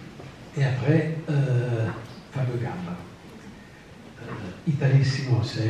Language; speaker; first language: French; non-native, fluent; Italian